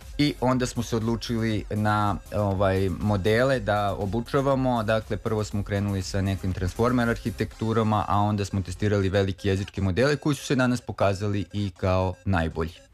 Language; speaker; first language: Serbian; native; Serbian